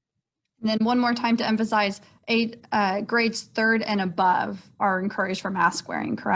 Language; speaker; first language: English; native; English